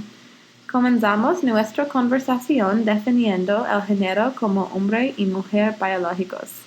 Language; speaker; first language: Spanish; non-native, learner; English